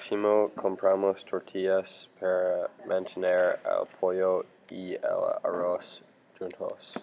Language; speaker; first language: Spanish; non-native, learner; English